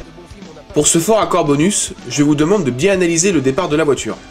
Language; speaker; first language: French; native; French